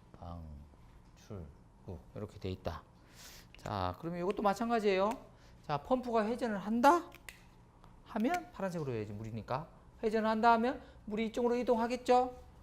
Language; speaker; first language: Korean; native; Korean